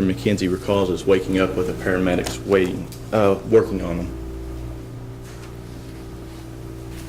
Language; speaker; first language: English; native; English